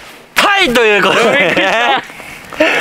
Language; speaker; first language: Japanese; native; Japanese